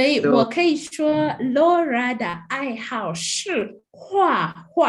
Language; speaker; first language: Chinese; non-native, learner; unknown